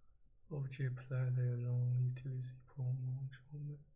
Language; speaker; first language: French; non-native, learner; English